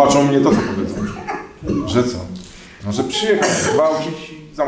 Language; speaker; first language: Polish; native; Polish